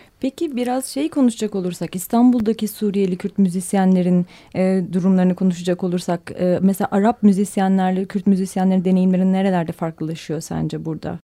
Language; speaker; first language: Turkish; native; Turkish